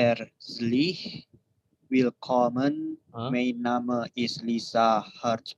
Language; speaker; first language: German; non-native, learner; Indonesian